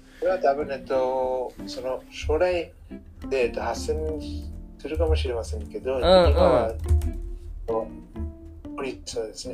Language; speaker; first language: Japanese; non-native, learner; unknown